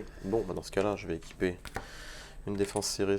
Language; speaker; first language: French; native; French